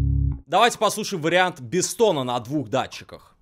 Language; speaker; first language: Russian; native; Russian